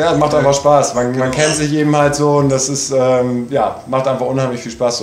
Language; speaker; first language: German; native; German